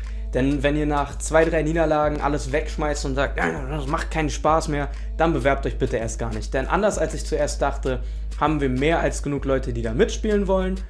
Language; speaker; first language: German; native; German